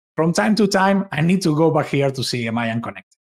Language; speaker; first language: English; non-native, fluent; Spanish